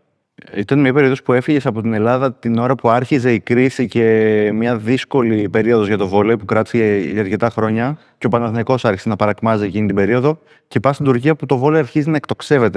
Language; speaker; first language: Greek; native; Greek